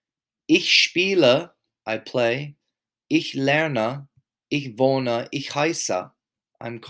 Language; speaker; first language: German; non-native, fluent; English